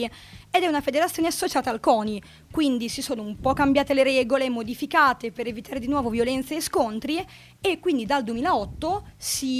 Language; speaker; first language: Italian; native; Italian